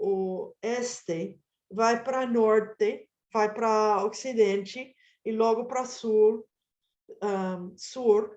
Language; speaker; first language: Portuguese; non-native, fluent; Spanish